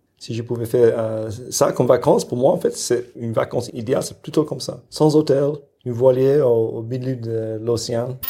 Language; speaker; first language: French; non-native, fluent; English